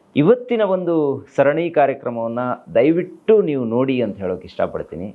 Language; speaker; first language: Kannada; native; Kannada